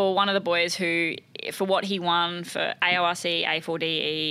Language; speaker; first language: English; native; English